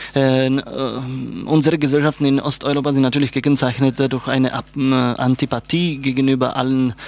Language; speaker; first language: German; non-native, fluent; Czech